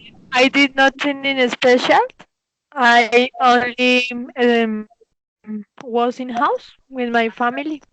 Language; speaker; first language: English; non-native, learner; Spanish